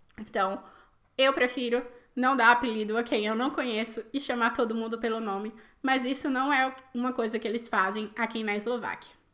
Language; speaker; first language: Portuguese; native; Portuguese